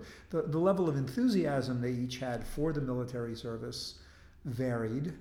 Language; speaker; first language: English; native; English